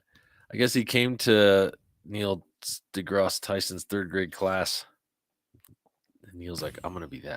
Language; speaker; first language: English; native; English